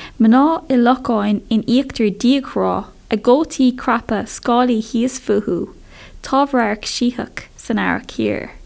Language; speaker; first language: Irish; non-native, local second language; English